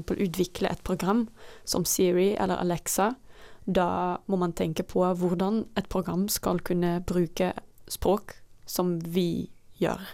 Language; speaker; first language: Norwegian; non-native, fluent; Dutch